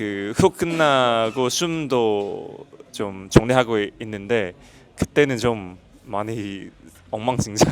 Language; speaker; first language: Korean; non-native, learner; Chinese